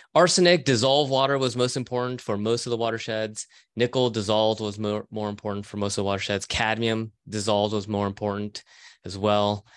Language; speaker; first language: English; native; English